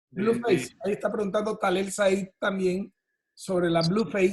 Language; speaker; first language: Spanish; native; Spanish